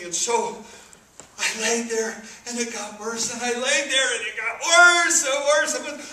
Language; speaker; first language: English; native; English